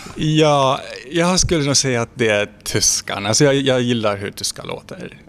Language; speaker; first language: Swedish; non-native, fluent; Hungarian